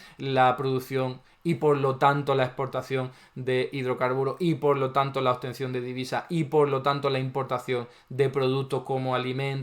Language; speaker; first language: Spanish; native; Spanish